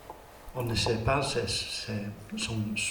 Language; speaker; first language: French; non-native, learner; English